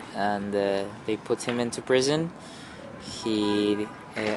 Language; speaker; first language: English; non-native, fluent; Spanish